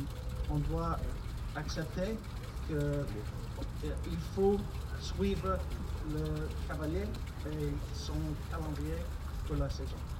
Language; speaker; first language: French; non-native, fluent; English